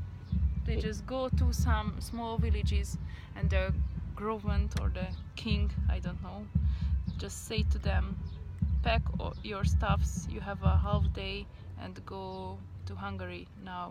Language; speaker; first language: English; non-native, learner; Hungarian